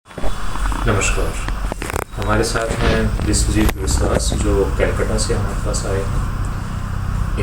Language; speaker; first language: Hindi; native; Hindi